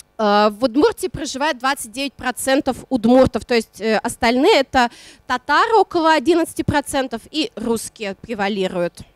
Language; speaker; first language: Russian; non-native, local second language; Udmurt